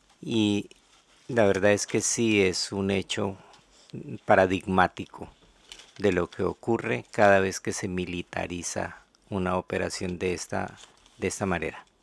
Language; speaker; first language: Spanish; native; Spanish